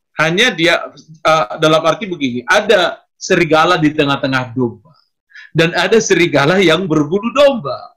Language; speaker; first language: Indonesian; native; Indonesian